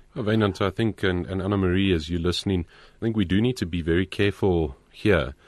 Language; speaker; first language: English; native; English